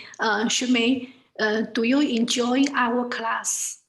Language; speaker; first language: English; non-native, learner; Chinese